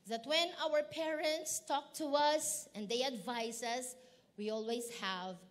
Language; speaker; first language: English; non-native, local second language; Filipino